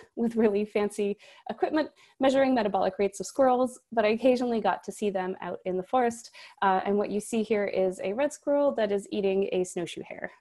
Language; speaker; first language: English; native; English